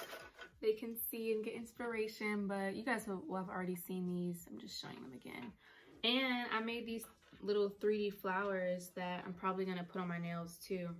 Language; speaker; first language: English; native; English